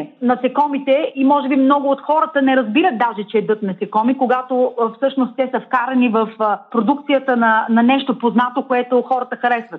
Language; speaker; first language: Bulgarian; native; Bulgarian